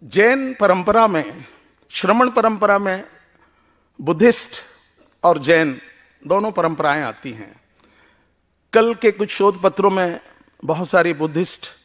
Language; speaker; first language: Hindi; non-native, local second language; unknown